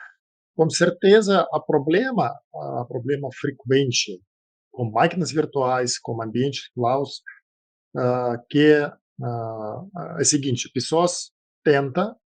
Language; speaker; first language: Portuguese; non-native, fluent; Russian